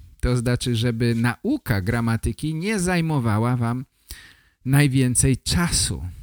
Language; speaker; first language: Polish; native; Polish